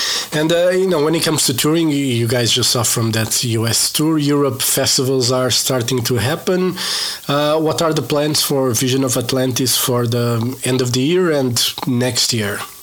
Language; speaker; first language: English; non-native, fluent; Portuguese